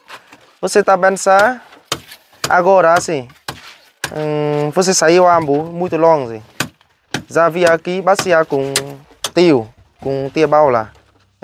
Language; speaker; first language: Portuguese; non-native, learner; Vietnamese